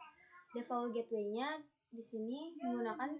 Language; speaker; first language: Indonesian; native; Indonesian